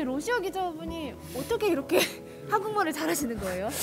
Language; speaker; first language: Korean; native; Korean